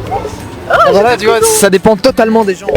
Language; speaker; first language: French; native; French